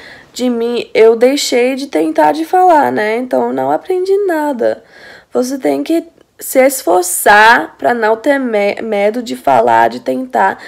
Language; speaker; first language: Portuguese; non-native, fluent; English